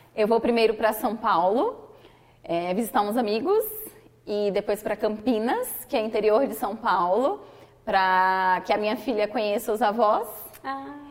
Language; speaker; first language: Portuguese; native; Portuguese